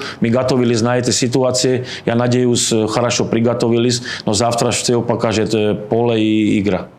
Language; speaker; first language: Russian; non-native, learner; Slovak